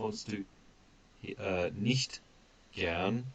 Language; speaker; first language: German; non-native, fluent; English